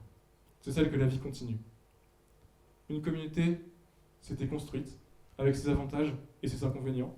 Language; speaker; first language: French; native; French